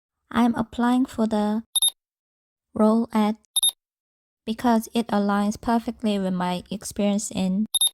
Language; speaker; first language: English; non-native, fluent; Korean